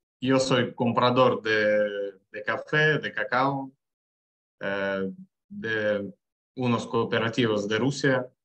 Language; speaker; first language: Spanish; non-native, learner; Russian